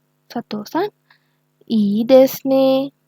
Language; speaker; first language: Japanese; non-native, learner; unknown